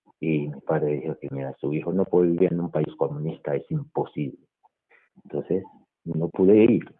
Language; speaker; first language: Spanish; non-native, fluent; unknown